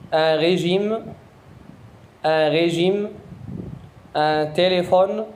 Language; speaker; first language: French; non-native, fluent; Arabic